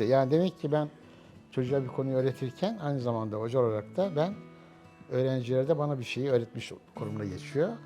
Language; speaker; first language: Turkish; native; Turkish